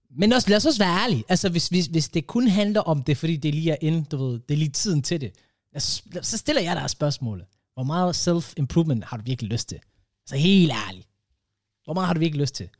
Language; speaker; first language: Danish; early bilingual, other home language; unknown